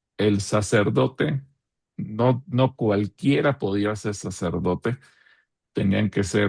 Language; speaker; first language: Spanish; native; Spanish